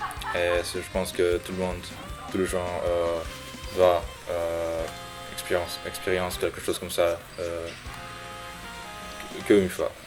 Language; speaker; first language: French; non-native, learner; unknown